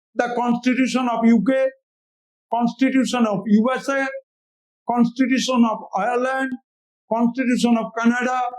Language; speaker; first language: English; non-native, local second language; Bangla